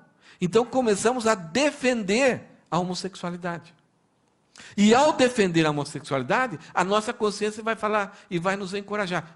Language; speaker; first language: Portuguese; native; Portuguese